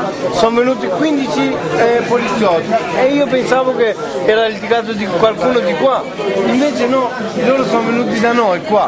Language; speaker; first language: Italian; non-native, fluent; Albanian